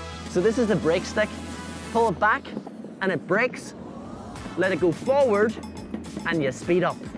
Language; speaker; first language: English; native; English